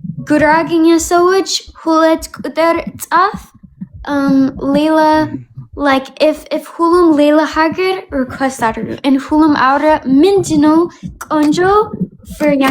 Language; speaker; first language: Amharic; non-native, learner; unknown